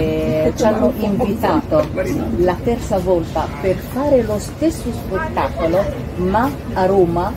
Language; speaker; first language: Italian; non-native, fluent; Arabic